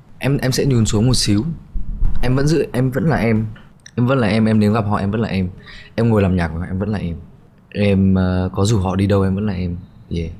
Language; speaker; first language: Vietnamese; native; Vietnamese